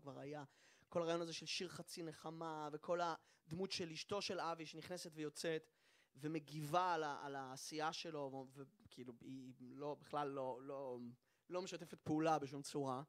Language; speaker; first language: Hebrew; native; Hebrew